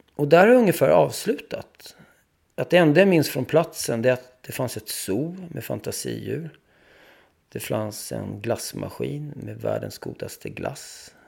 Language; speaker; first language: Swedish; early bilingual, other home language; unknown